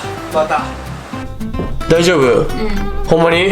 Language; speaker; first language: Japanese; native; Japanese